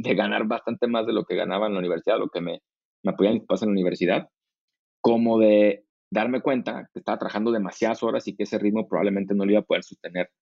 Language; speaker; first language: Spanish; native; Spanish